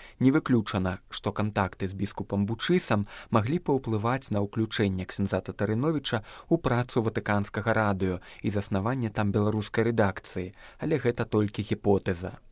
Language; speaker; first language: Belarusian; native; Belarusian